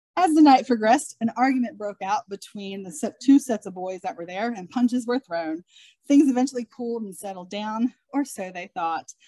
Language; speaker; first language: English; native; English